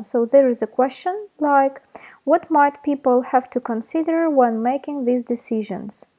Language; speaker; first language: English; non-native, fluent; Russian